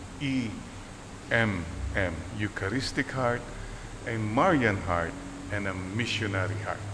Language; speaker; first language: English; non-native, local second language; Filipino